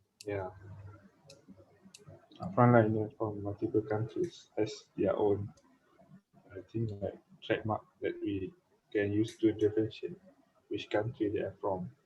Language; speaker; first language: English; non-native, learner; Malay